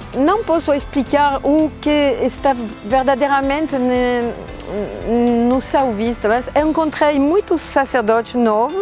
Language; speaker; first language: Portuguese; non-native, fluent; French